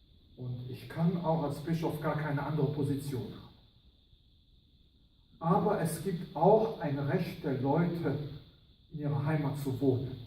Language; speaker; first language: German; non-native, local second language; Luxembourgish